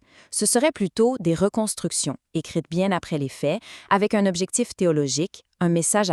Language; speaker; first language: French; native; French